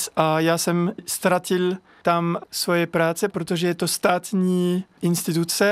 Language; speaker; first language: Czech; non-native, fluent; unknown